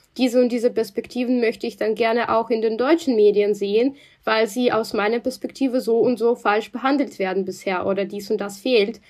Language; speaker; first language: German; non-native, fluent; Russian